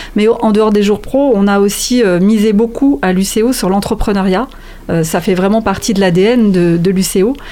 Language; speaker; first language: French; native; French